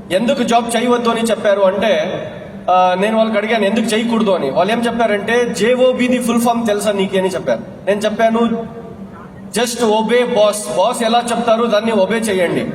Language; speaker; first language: Telugu; non-native, local second language; Urdu